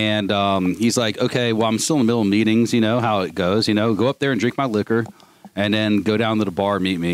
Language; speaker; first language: English; native; English